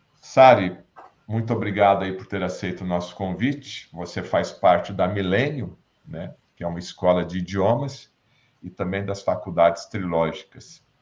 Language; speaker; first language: Portuguese; native; Portuguese